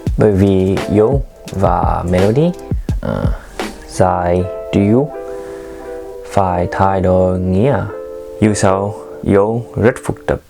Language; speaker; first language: Vietnamese; non-native, learner; French